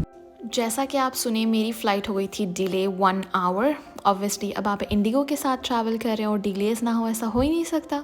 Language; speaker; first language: Hindi; native; Hindi